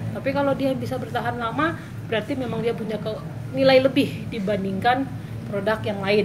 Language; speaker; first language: Indonesian; native; Indonesian